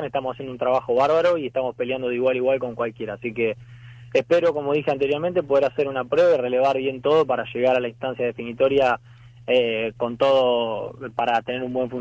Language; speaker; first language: Spanish; native; Spanish